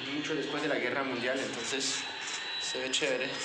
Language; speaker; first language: Spanish; non-native, fluent; French